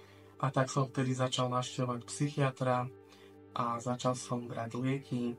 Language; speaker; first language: Slovak; native; Slovak